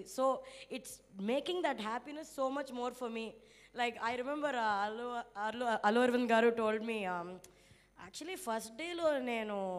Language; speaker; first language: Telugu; non-native, fluent; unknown